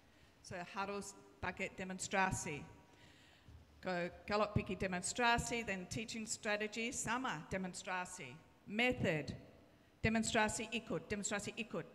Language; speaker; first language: Indonesian; non-native, learner; English